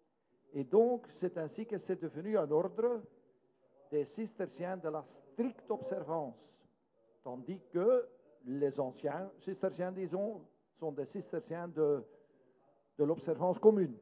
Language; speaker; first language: French; non-native, local second language; Dutch